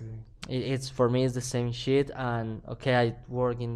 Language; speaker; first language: English; non-native, learner; Spanish